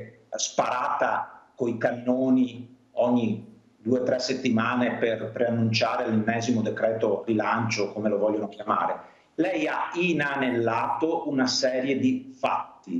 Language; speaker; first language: Italian; native; Italian